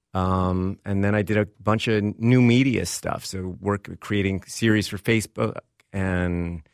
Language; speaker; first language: English; native; English